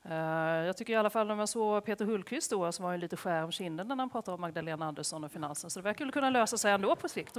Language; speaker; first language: Swedish; native; Swedish